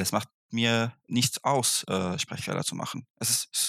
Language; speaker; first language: German; non-native, fluent; Arabic